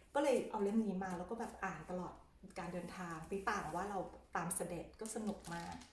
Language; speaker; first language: Thai; native; Thai